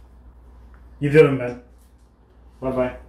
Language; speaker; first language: Turkish; non-native, learner; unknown